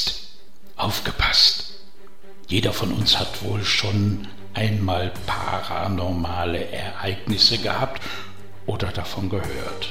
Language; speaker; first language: German; native; German